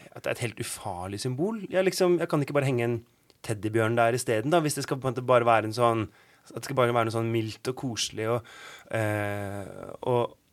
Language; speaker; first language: Norwegian; native; Norwegian